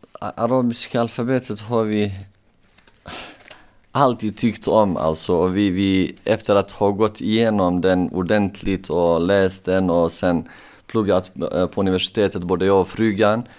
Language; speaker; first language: Swedish; non-native, local second language; Bosnian